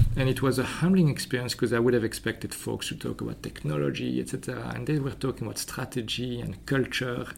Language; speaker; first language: English; non-native, fluent; French